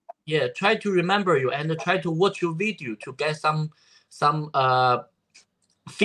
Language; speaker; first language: English; non-native, learner; Chinese